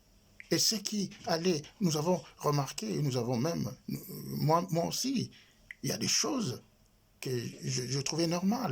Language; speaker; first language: French; non-native, local second language; Lingala